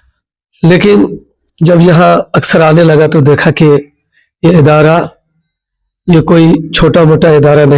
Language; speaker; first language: Urdu; native; Urdu